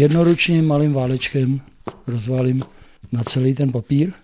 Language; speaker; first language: Czech; native; Czech